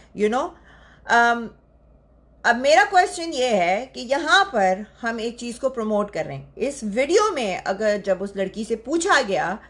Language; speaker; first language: Urdu; native; Urdu